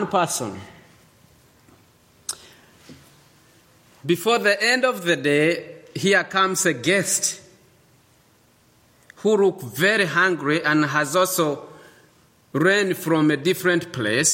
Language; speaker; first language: English; non-native, local second language; Kikuyu